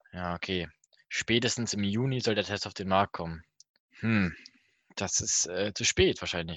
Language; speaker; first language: German; native; German